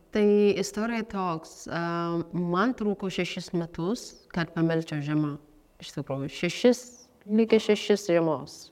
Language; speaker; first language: Lithuanian; non-native, fluent; Amharic